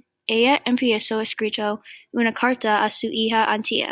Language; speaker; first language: Spanish; non-native, learner; English